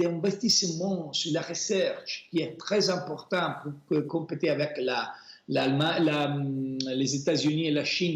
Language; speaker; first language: French; non-native, fluent; Italian